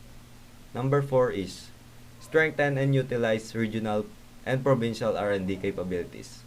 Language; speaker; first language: English; non-native, local second language; Filipino